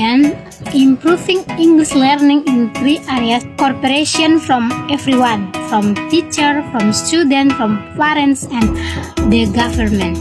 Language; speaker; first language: English; non-native, learner; Indonesian